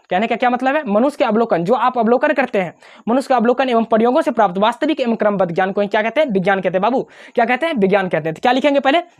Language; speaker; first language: Hindi; native; Hindi